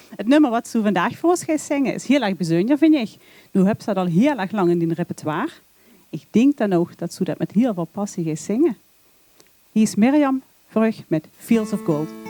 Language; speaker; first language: Dutch; native; Dutch